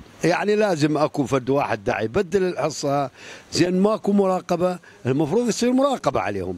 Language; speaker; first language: Arabic; native; Arabic